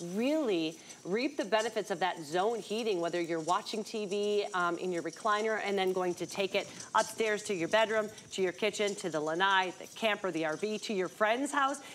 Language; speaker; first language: English; native; English